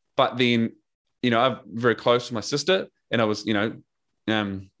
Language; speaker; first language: English; native; English